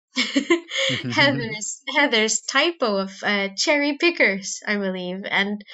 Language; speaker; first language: English; non-native, local second language; Cebuano